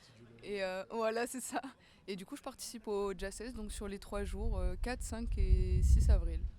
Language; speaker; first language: French; native; French